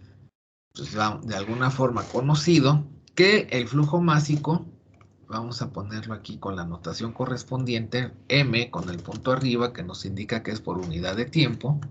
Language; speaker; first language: Spanish; native; Spanish